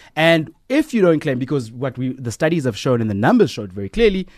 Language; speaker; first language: English; non-native, local second language; Zulu